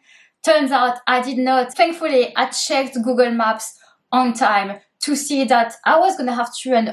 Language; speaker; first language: English; native; English